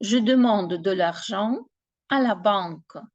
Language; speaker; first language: French; non-native, fluent; Ukrainian